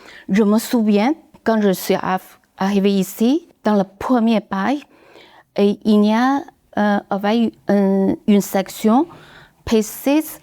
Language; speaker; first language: French; non-native, learner; Chinese